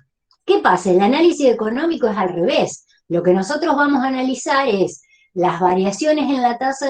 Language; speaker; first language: Spanish; native; Spanish